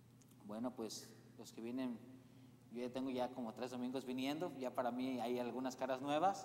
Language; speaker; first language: Spanish; native; Spanish